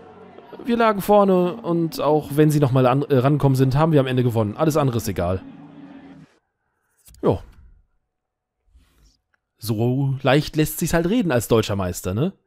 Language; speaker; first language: German; native; German